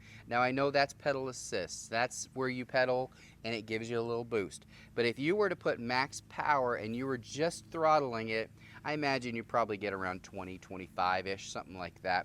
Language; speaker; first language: English; native; English